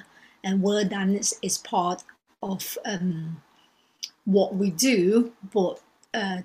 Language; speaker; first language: English; non-native, local second language; Cantonese